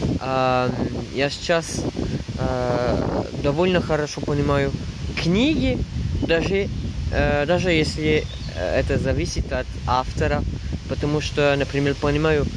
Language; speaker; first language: Russian; non-native, fluent; French